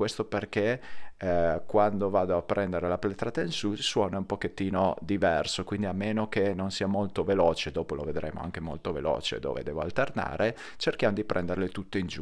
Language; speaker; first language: Italian; native; Italian